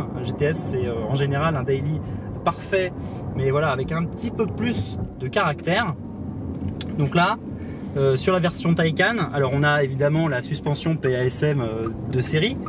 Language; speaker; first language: French; native; French